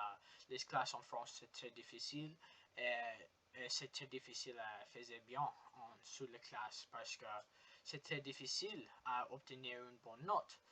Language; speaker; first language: French; non-native, learner; English